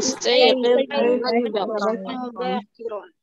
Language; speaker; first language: Arabic; non-native, learner; Indonesian